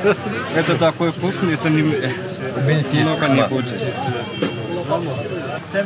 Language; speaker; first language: Russian; non-native, local second language; Azerbaijani